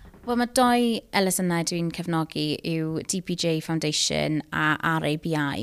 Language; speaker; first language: Welsh; non-native, local second language; English